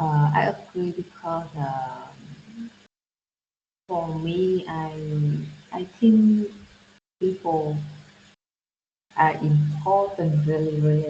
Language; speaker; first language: English; non-native, learner; Vietnamese